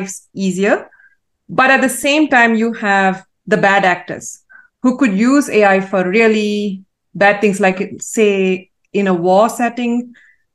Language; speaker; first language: English; non-native, local second language; Tamil